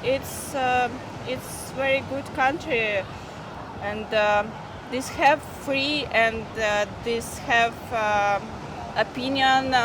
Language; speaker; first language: English; non-native, learner; Russian